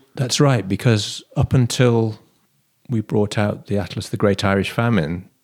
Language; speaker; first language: English; native; English